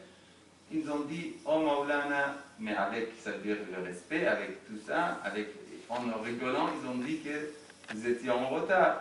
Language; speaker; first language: French; non-native, fluent; Arabic